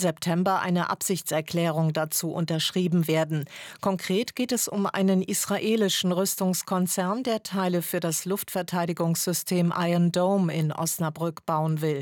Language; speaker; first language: German; native; German